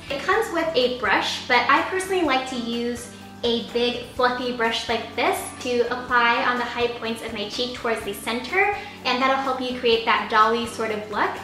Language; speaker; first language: English; early bilingual, other home language; Japanese